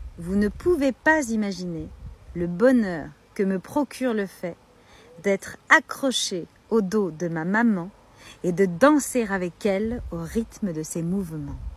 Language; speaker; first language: French; native; French